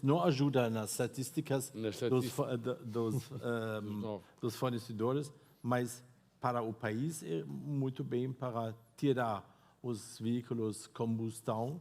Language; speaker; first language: Portuguese; non-native, fluent; German